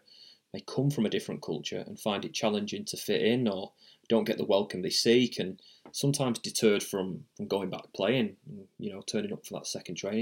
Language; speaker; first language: English; native; English